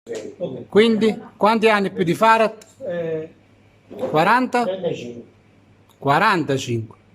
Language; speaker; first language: Italian; native; Italian